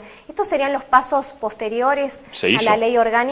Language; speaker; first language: Spanish; native; Spanish